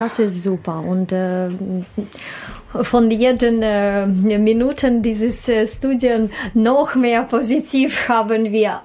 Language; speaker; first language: German; non-native, learner; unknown